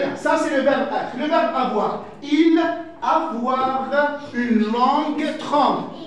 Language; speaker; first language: French; non-native, fluent; Arabic